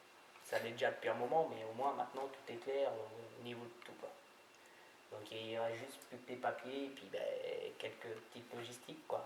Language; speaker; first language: French; native; French